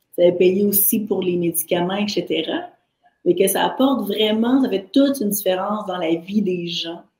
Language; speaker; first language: French; native; French